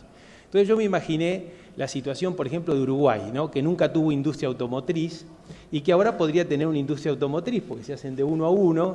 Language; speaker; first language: Spanish; native; Spanish